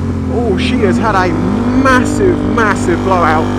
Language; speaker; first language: English; native; English